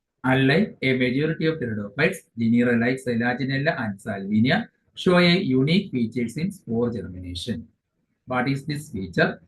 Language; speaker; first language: English; non-native, local second language; Malayalam